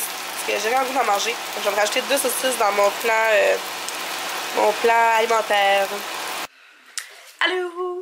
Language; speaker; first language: French; native; French